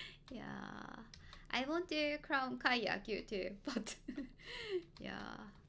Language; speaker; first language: English; non-native, fluent; Japanese